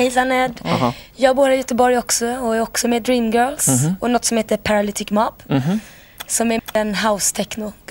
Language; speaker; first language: Swedish; native; Swedish